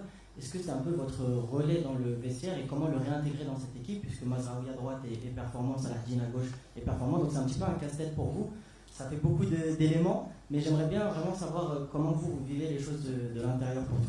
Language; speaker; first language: French; native; French